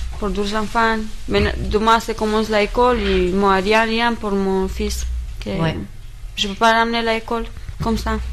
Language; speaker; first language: French; non-native, learner; Romanian